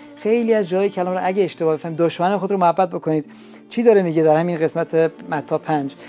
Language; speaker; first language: Persian; non-native, local second language; Armenian